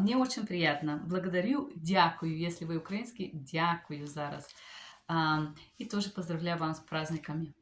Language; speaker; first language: Russian; non-native, fluent; Bulgarian